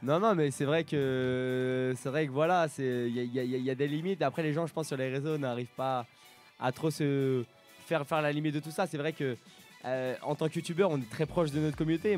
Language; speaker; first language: French; native; French